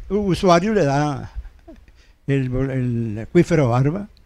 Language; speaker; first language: Spanish; native; Spanish